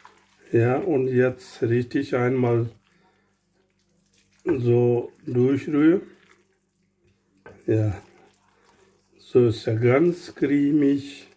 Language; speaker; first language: German; non-native, learner; Urdu